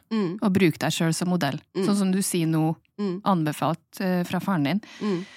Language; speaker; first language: Norwegian; native; Norwegian